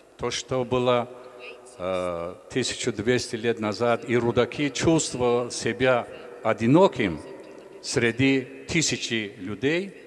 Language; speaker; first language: Russian; non-native, local second language; Tajik